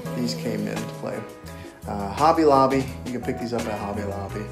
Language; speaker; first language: English; native; English